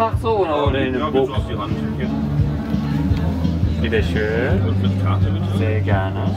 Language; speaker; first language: German; non-native, learner; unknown